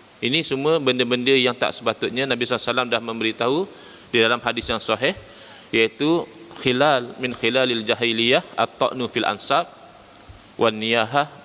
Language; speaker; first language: Malay; native; Malay